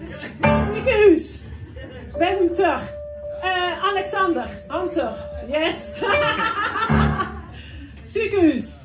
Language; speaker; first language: Norwegian; non-native, fluent; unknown